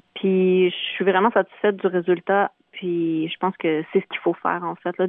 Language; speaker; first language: French; native; French